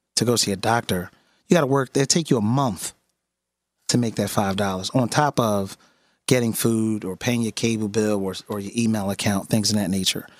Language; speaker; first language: English; native; English